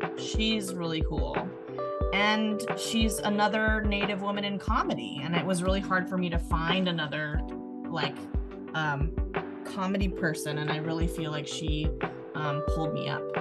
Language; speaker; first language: English; native; English